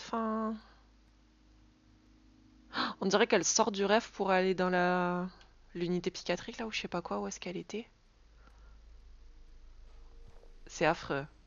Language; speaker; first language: French; native; French